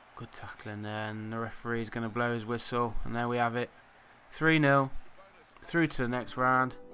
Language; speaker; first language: English; native; English